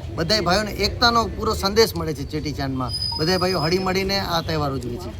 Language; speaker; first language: Gujarati; non-native, local second language; Sindhi